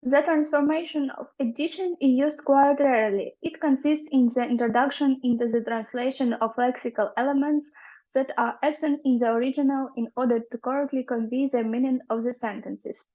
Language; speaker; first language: English; non-native, fluent; Ukrainian